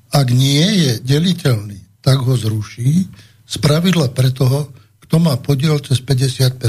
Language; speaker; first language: Slovak; native; Slovak